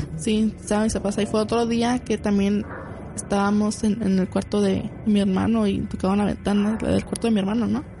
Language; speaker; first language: Spanish; early bilingual, heritage; Spanish